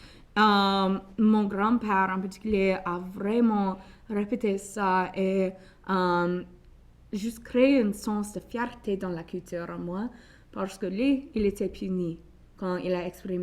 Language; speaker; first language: French; non-native, local second language; English